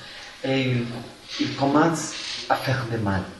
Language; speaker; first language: French; non-native, fluent; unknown